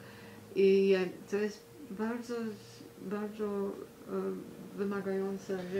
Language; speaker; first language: Polish; early bilingual, heritage; Polish